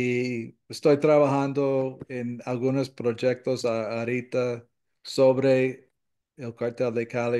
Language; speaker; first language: Spanish; non-native, fluent; English